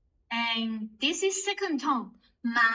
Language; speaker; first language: English; non-native, fluent; Chinese